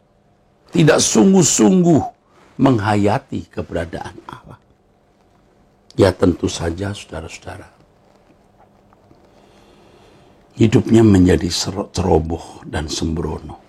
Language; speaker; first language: Indonesian; native; Indonesian